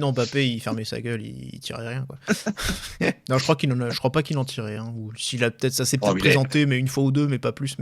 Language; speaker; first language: French; native; French